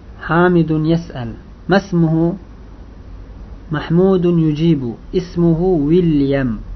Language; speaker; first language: Arabic; non-native, fluent; Uzbek